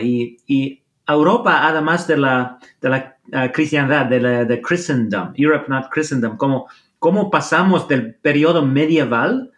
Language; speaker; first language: Spanish; non-native, fluent; English